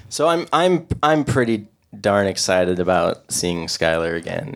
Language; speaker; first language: English; native; English